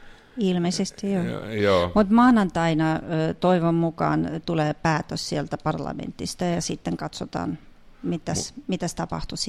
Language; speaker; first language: Finnish; non-native, fluent; Russian